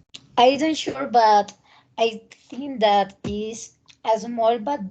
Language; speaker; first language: English; non-native, learner; Spanish